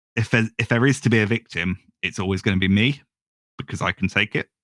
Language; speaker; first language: English; native; English